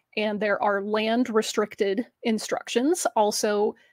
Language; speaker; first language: English; native; English